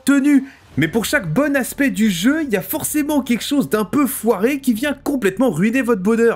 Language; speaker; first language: French; native; French